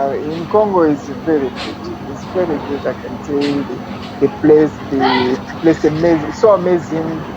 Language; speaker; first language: English; non-native, learner; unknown